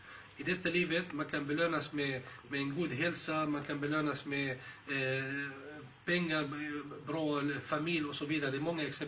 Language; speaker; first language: Swedish; early bilingual, other home language; Arabic